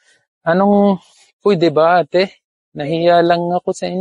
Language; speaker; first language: Filipino; non-native, learner; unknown